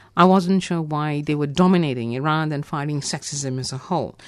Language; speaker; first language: English; non-native, local second language; Tamil